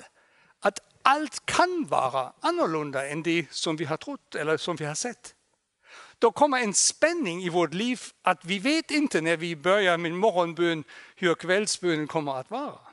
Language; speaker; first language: Swedish; non-native, fluent; German